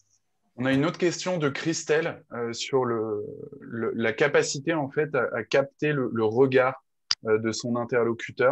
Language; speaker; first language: French; native; French